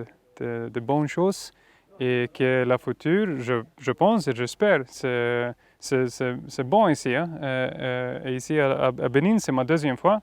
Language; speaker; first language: French; non-native, fluent; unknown